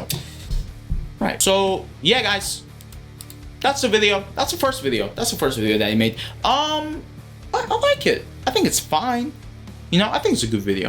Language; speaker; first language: English; native; English